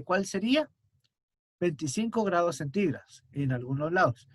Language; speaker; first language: Spanish; native; Spanish